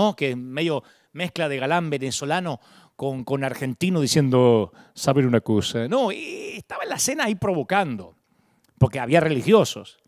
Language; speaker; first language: Spanish; native; Spanish